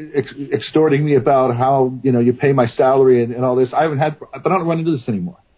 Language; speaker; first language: English; native; English